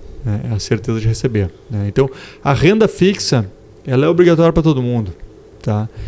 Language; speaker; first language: Portuguese; native; Portuguese